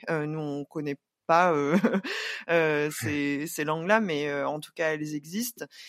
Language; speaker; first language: French; native; French